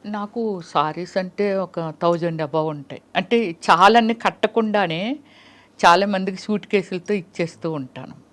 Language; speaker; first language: Telugu; native; Telugu